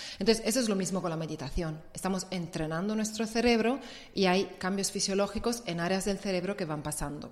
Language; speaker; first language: Spanish; non-native, fluent; Italian